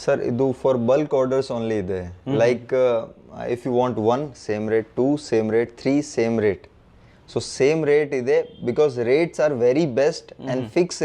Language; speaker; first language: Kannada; non-native, local second language; Hindi